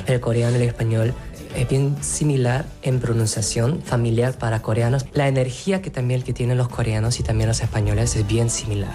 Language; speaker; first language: Spanish; non-native, fluent; Korean